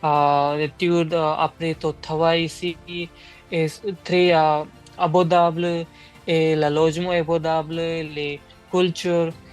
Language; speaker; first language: French; non-native, learner; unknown